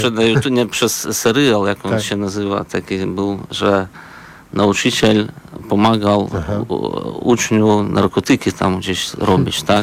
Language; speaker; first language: Polish; non-native, fluent; Belarusian